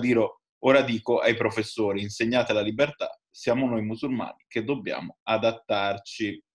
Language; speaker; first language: Italian; native; Italian